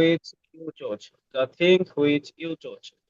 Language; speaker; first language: English; non-native, learner; Bangla